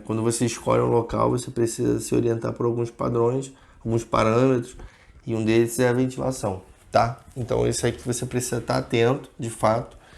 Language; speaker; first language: Portuguese; native; Portuguese